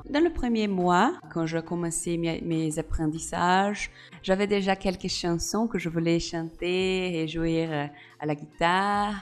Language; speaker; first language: French; non-native, fluent; Portuguese